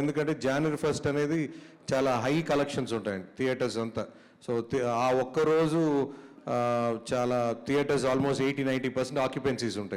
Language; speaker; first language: Telugu; native; Telugu